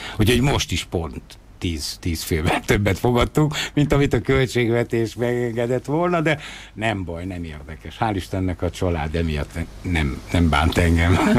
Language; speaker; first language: Hungarian; native; Hungarian